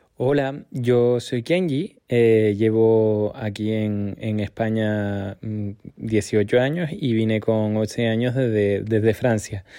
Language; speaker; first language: Spanish; non-native, fluent; French